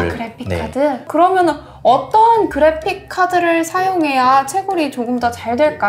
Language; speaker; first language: Korean; native; Korean